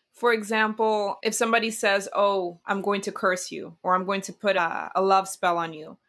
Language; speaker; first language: English; early bilingual, other home language; Dutch